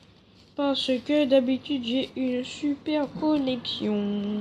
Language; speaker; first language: French; native; French